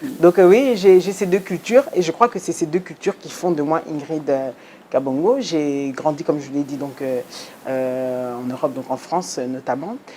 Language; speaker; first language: French; early bilingual, other home language; Lingala